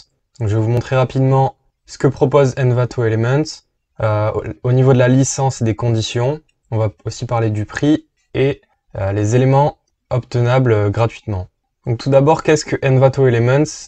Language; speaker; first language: French; native; French